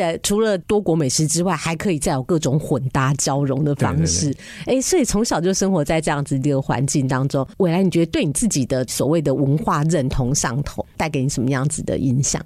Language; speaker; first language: Chinese; native; Chinese